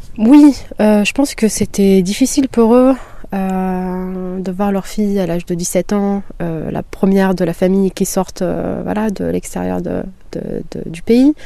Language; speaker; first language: French; non-native, local second language; Kabyle